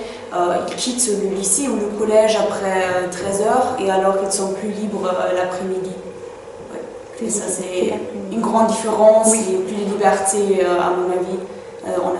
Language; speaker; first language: French; non-native, fluent; German